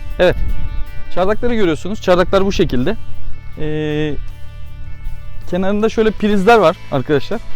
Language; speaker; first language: Turkish; native; Turkish